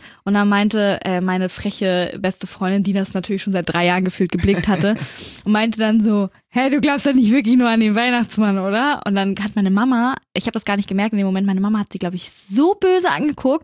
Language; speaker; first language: German; native; German